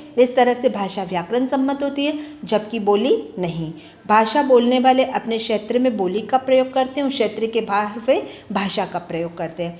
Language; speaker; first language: Hindi; native; Hindi